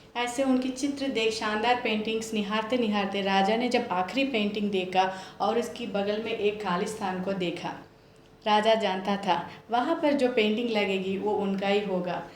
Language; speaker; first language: Hindi; non-native, local second language; Telugu